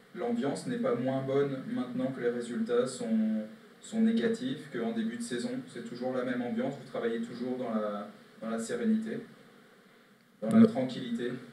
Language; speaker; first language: French; native; French